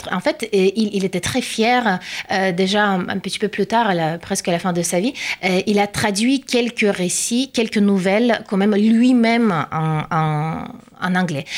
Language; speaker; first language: French; non-native, fluent; Russian